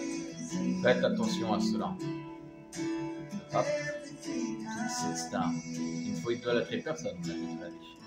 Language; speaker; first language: French; native; French